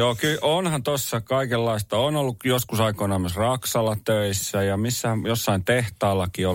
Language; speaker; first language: Finnish; native; Finnish